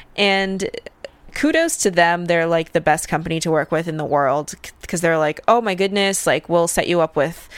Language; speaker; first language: English; early bilingual, other home language; Russian